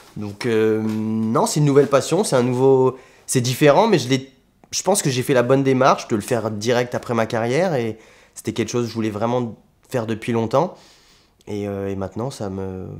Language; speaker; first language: French; native; French